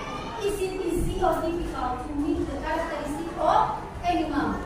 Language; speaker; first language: English; non-native, learner; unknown